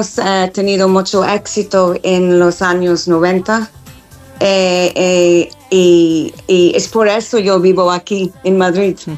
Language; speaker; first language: Spanish; non-native, fluent; English